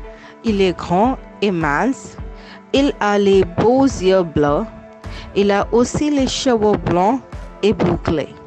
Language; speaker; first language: French; non-native, learner; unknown